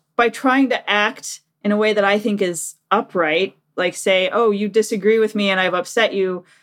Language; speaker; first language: English; native; English